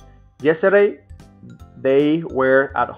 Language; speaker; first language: English; non-native, fluent; Spanish